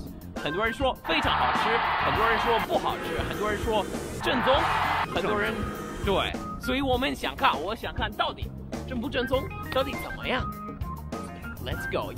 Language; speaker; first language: Chinese; non-native, fluent; Spanish